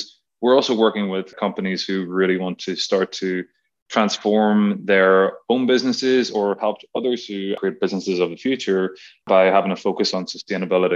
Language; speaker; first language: English; native; English